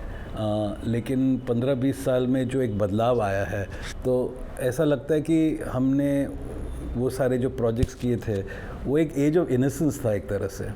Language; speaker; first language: Hindi; native; Hindi